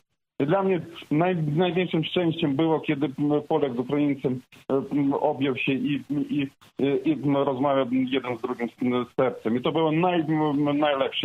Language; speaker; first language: Polish; non-native, fluent; Ukrainian